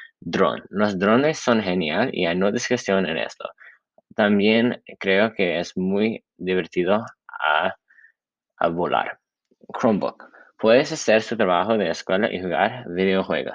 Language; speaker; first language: Spanish; non-native, learner; English